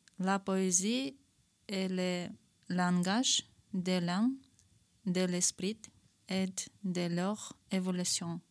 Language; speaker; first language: French; non-native, learner; Ukrainian